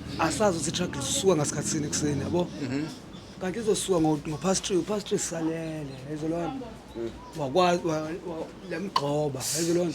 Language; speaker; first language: Zulu; non-native, local second language; Xhosa